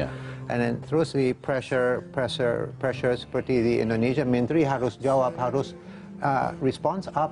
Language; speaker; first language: Indonesian; non-native, fluent; English